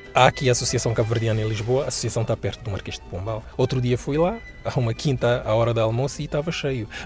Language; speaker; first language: Portuguese; non-native, local second language; Kabuverdianu